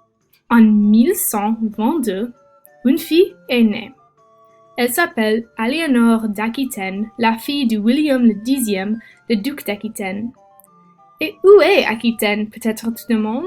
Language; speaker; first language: French; non-native, learner; English